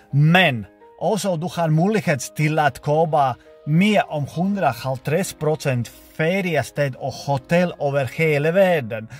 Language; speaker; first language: Norwegian; non-native, learner; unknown